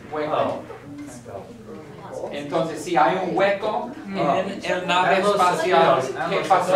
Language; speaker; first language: Spanish; non-native, learner; English